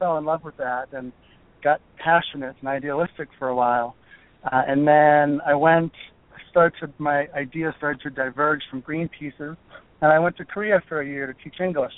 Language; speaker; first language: English; native; English